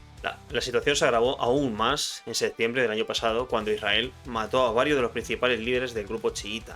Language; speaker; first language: Spanish; native; Spanish